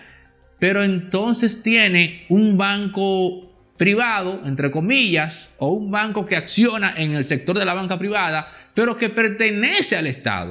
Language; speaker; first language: Spanish; native; Spanish